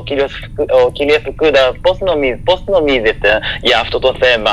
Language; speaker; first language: Greek; non-native, fluent; Japanese